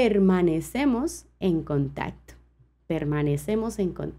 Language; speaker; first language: Spanish; non-native, fluent; French